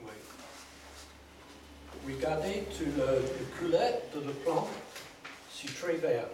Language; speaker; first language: French; non-native, learner; English